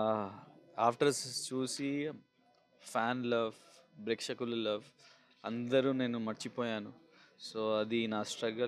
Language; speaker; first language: Telugu; non-native, local second language; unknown